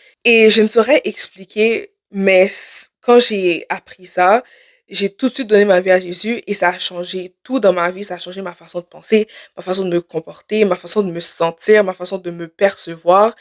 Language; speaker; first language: French; native; French